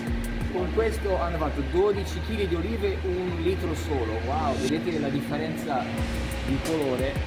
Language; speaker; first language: Italian; native; Italian